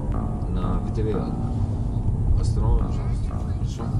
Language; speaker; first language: Russian; non-native, learner; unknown